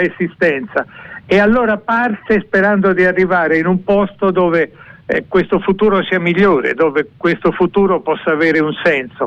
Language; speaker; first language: Italian; native; Italian